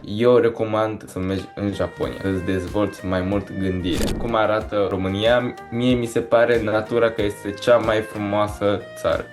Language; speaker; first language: Romanian; early bilingual, heritage; Romanian